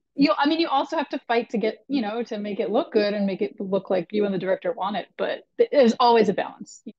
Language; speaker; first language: English; native; English